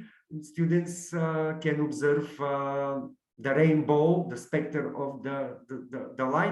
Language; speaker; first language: English; non-native, learner; Bulgarian